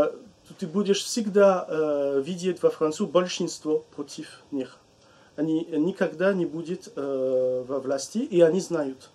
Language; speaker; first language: Russian; non-native, learner; French